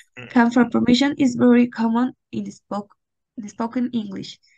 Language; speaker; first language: English; non-native, learner; Spanish